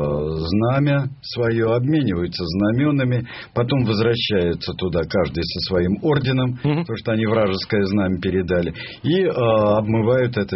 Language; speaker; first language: Russian; native; Russian